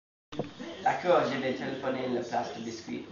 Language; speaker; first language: French; non-native, learner; English